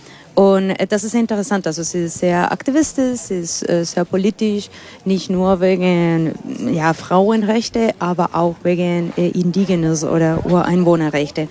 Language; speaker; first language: German; non-native, fluent; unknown